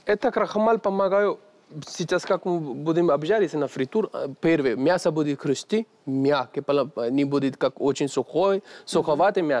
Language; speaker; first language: Russian; non-native, learner; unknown